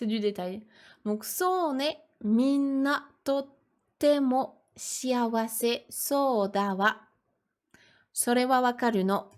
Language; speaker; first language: French; native; French